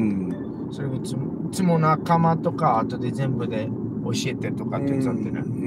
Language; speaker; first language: Japanese; non-native, learner; Portuguese